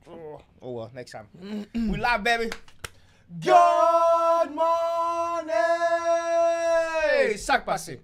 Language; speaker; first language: English; native; English